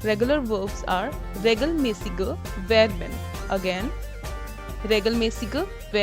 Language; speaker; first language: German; non-native, learner; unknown